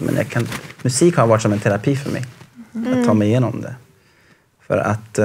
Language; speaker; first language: Swedish; early bilingual, other home language; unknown